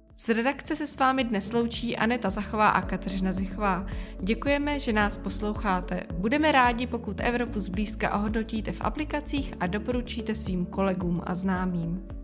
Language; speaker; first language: Czech; native; Czech